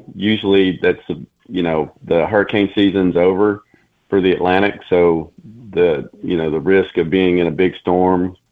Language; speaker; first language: English; native; English